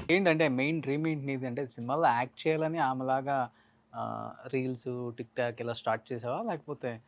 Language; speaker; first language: Telugu; native; Telugu